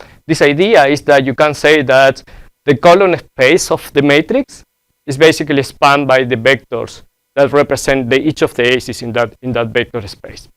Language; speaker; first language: English; non-native, fluent; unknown